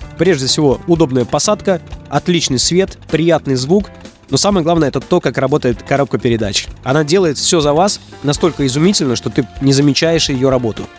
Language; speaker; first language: Russian; native; Russian